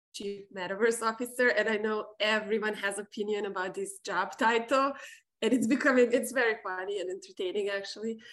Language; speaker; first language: English; non-native, fluent; Serbian